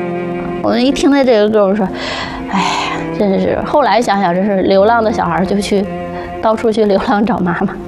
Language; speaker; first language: Chinese; native; Chinese